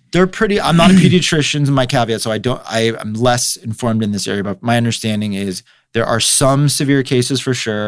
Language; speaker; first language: English; native; English